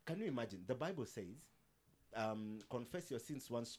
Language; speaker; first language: English; non-native, local second language; Swahili